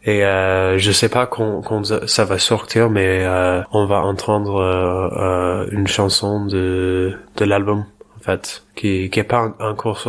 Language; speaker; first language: French; non-native, learner; English